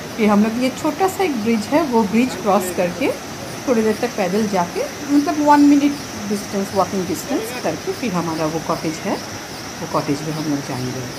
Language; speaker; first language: Hindi; non-native, local second language; Bangla